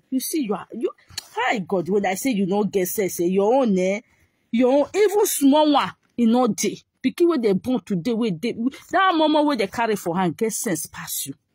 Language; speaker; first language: Nigerian Pidgin; non-native, local second language; Igbo